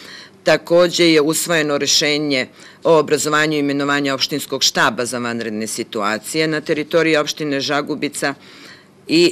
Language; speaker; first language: Serbian; native; Serbian